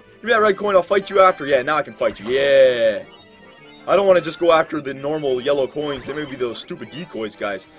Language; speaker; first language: English; native; English